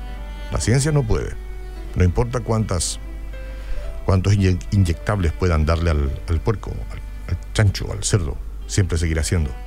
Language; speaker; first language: Spanish; native; Spanish